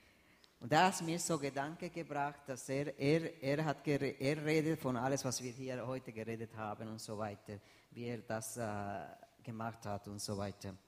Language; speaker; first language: German; non-native, fluent; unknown